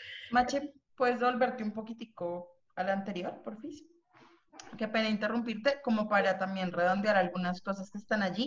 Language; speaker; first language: Spanish; native; Spanish